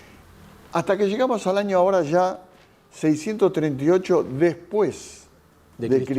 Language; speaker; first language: Spanish; native; Spanish